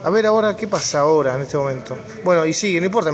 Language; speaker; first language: Spanish; native; Spanish